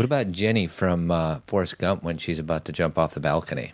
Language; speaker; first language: English; native; English